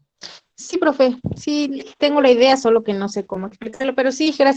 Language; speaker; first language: Spanish; native; Spanish